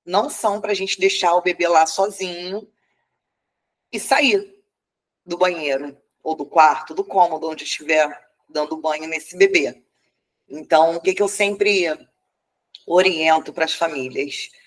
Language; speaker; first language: Portuguese; native; Portuguese